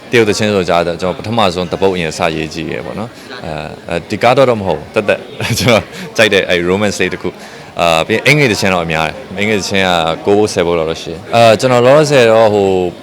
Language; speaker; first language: Burmese; native; Burmese